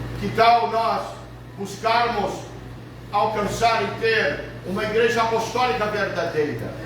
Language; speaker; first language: Portuguese; early bilingual, other home language; English